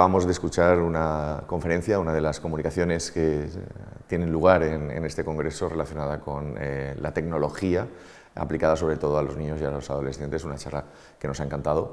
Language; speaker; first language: Spanish; native; Spanish